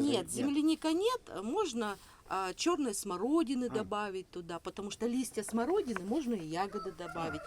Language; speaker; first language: Russian; native; Russian